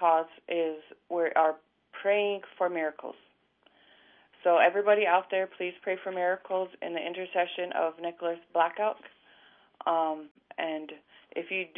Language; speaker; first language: English; native; English